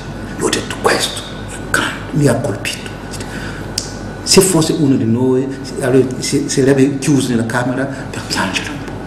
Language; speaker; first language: Italian; non-native, fluent; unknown